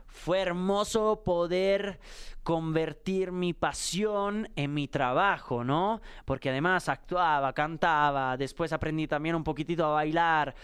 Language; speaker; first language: Spanish; non-native, fluent; Italian